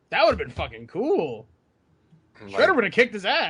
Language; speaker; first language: English; native; English